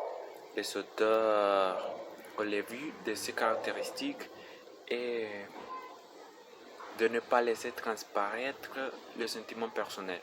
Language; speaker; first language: French; non-native, learner; Spanish